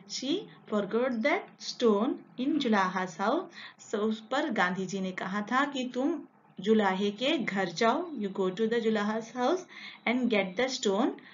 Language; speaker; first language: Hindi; non-native, local second language; Telugu